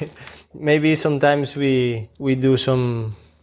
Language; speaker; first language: English; non-native, fluent; Catalan